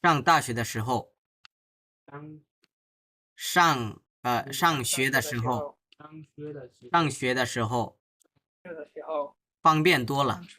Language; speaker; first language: Chinese; non-native, fluent; Bangla